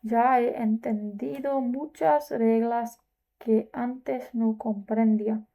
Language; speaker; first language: Spanish; non-native, learner; English